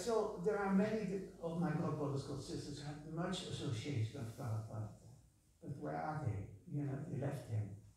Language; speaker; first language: English; non-native, fluent; Dutch